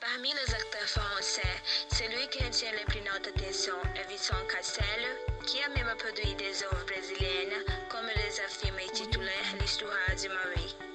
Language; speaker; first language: French; non-native, learner; Portuguese